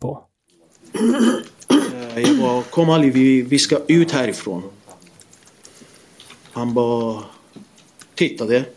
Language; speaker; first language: Swedish; non-native, fluent; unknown